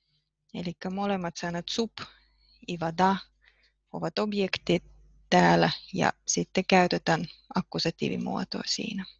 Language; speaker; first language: Finnish; non-native, fluent; Russian